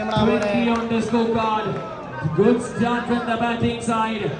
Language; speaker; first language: English; non-native, local second language; Malayalam